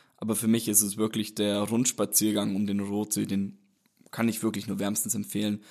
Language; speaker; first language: German; native; German